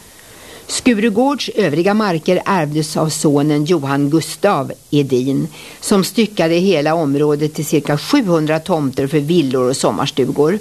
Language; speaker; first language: Swedish; native; Swedish